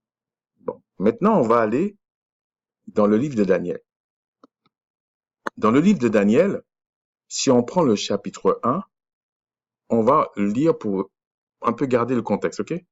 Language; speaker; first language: French; native; French